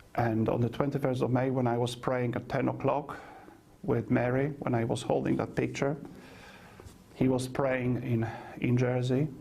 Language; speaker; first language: English; non-native, fluent; Polish